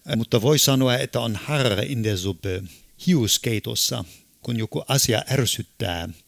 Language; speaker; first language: Finnish; non-native, fluent; German